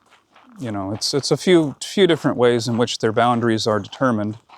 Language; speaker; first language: English; native; English